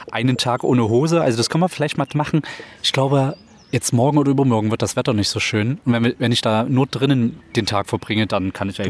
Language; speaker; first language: German; native; German